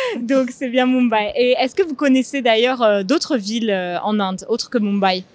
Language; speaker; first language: French; native; French